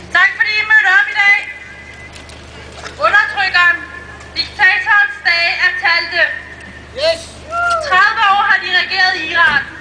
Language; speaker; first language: Danish; early bilingual, other home language; Persian